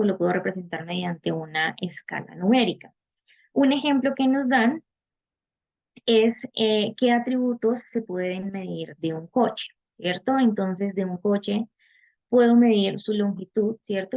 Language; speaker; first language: Spanish; native; Spanish